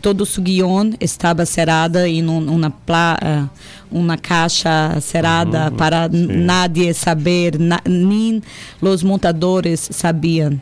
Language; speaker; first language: Spanish; non-native, learner; Portuguese